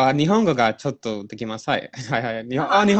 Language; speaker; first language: Japanese; non-native, learner; English